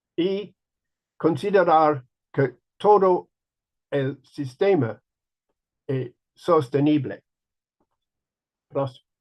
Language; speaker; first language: Spanish; non-native, learner; English